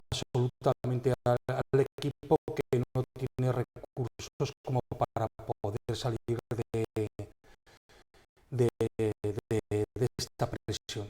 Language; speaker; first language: Spanish; native; Spanish